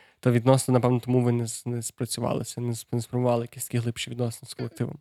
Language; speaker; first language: Ukrainian; non-native, local second language; Russian